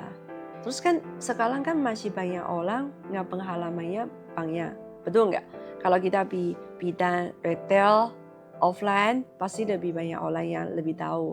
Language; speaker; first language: Indonesian; non-native, learner; Chinese